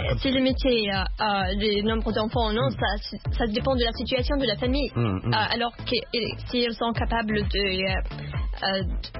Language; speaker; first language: French; non-native, learner; Arabic